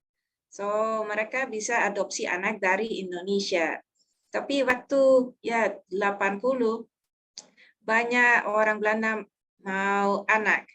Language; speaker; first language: Indonesian; non-native, learner; Dutch